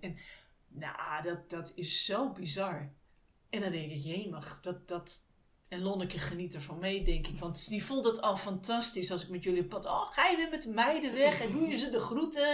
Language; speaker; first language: Dutch; native; Dutch